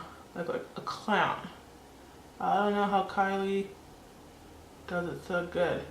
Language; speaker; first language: English; early bilingual, other home language; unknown